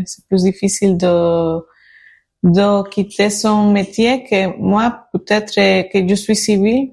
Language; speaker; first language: French; non-native, learner; Spanish